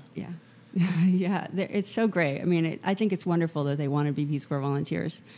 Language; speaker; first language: English; native; English